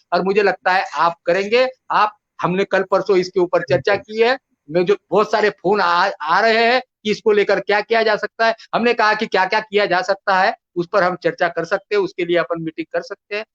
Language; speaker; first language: Hindi; non-native, local second language; Marathi